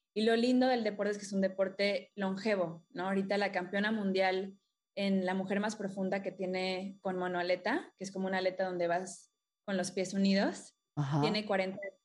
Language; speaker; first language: Spanish; native; Spanish